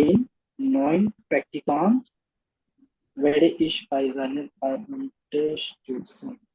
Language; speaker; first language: German; non-native, learner; Hindi